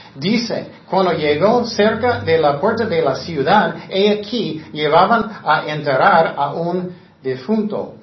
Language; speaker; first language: Spanish; non-native, fluent; English